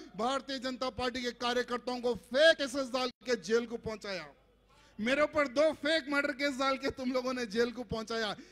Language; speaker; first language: Hindi; native; Hindi